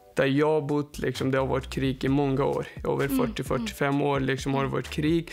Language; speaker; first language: Swedish; non-native, fluent; Persian